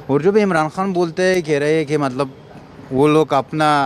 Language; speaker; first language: Hindi; non-native, learner; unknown